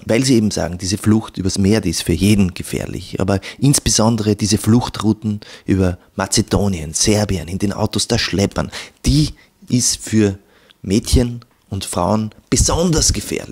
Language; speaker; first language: German; native; German